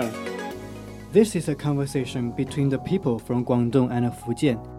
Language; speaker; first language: English; non-native, fluent; Chinese